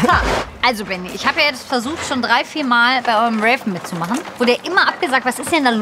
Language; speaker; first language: German; native; German